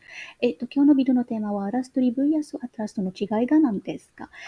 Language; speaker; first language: Japanese; non-native, learner; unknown